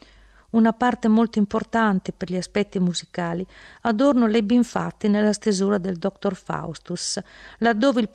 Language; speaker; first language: Italian; native; Italian